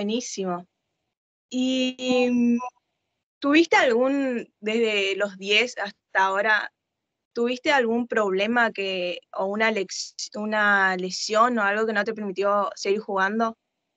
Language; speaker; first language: Spanish; native; Spanish